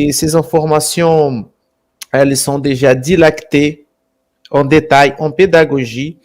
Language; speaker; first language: French; non-native, fluent; Portuguese